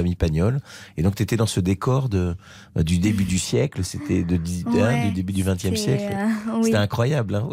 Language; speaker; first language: French; native; French